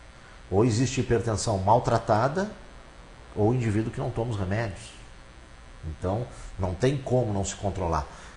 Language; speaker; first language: Portuguese; native; Portuguese